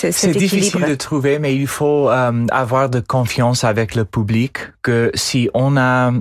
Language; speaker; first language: French; non-native, fluent; English